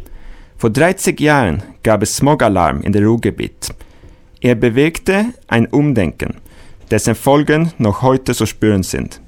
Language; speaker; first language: German; non-native, fluent; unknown